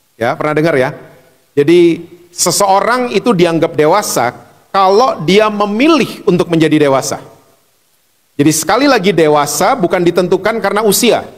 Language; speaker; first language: Indonesian; native; Indonesian